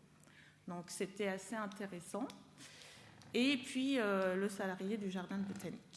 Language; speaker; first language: French; native; French